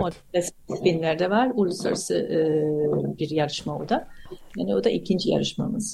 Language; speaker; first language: Turkish; non-native, fluent; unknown